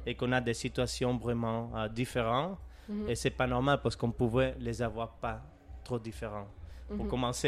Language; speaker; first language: French; non-native, learner; Catalan